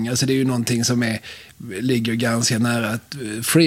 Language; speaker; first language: Swedish; native; Swedish